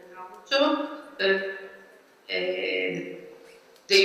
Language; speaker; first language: English; non-native, learner; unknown